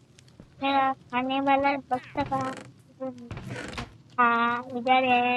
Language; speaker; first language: Hindi; non-native, local second language; Bangla